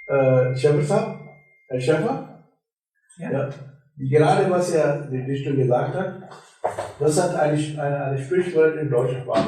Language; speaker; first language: German; non-native, learner; Urdu